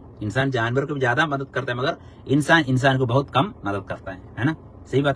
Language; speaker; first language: Hindi; non-native, local second language; Malayalam